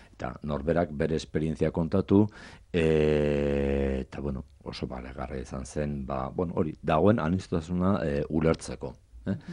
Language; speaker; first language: Basque; non-native, local second language; Spanish